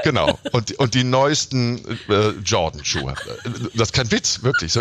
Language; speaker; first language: German; native; German